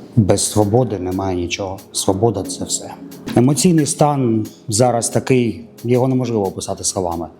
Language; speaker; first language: Ukrainian; non-native, local second language; Russian